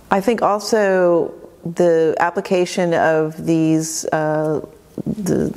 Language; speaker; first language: English; native; English